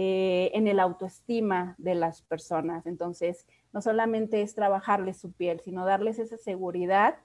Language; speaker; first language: Spanish; native; Spanish